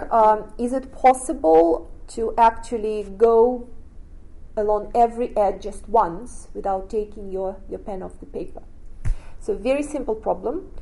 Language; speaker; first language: English; non-native, fluent; Russian